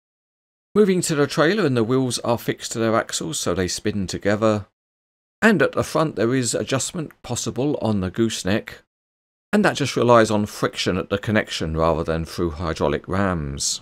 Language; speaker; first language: English; native; English